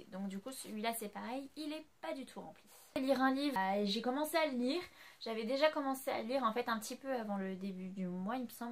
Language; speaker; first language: French; native; French